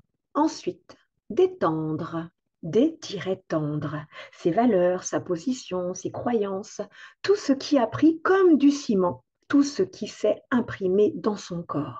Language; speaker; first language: French; native; French